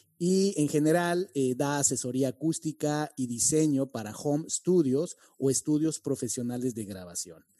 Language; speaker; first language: Spanish; native; Spanish